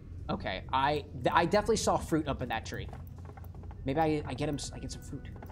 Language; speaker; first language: English; native; English